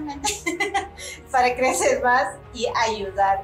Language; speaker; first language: Spanish; non-native, local second language; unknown